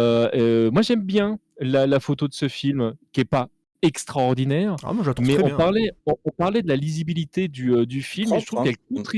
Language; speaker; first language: French; native; French